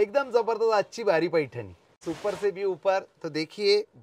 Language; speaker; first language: Hindi; non-native, local second language; Marathi